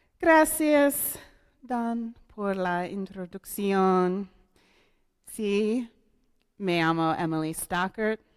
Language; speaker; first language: Spanish; non-native, learner; English